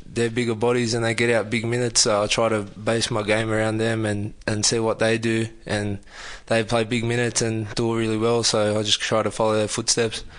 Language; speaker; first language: English; native; English